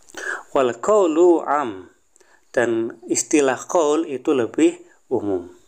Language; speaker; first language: Indonesian; native; Indonesian